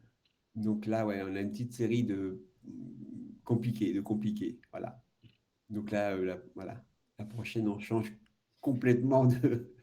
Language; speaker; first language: French; native; French